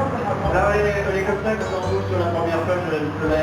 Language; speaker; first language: French; native; French